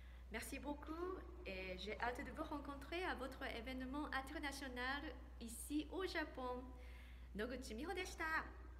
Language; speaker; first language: French; non-native, fluent; Japanese